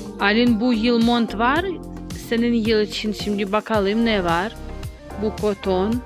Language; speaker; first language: Turkish; non-native, learner; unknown